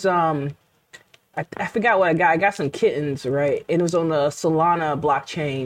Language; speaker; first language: English; native; English